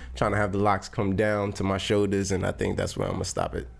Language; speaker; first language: English; native; English